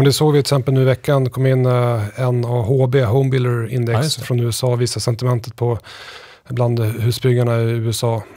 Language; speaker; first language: Swedish; native; Swedish